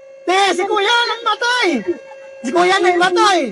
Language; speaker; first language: Filipino; non-native, local second language; Cebuano